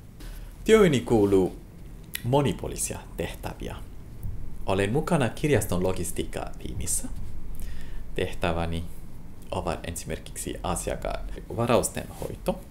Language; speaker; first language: Finnish; non-native, fluent; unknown